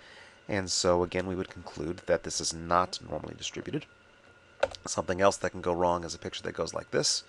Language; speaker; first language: English; native; English